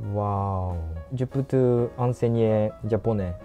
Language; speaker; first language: French; non-native, fluent; Japanese